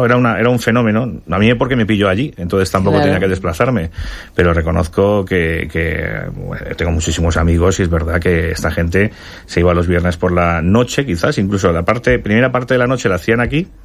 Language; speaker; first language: Spanish; native; Spanish